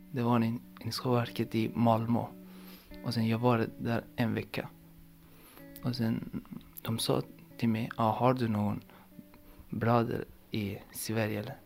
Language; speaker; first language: Swedish; non-native, learner; Persian